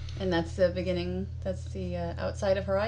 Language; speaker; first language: English; native; English